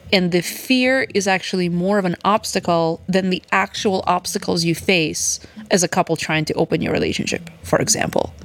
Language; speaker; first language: English; early bilingual, other home language; Russian